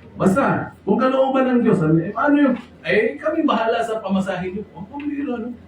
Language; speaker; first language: Filipino; non-native, local second language; Cebuano